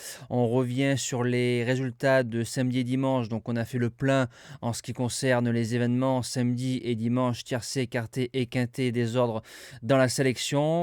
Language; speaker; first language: French; native; French